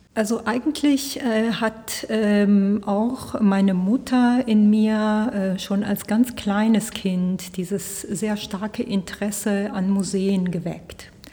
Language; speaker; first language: German; early bilingual, heritage; Spanish